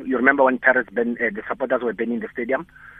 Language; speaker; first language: English; non-native, local second language; Tswana